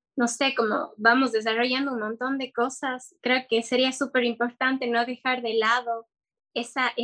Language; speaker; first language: Spanish; native; Spanish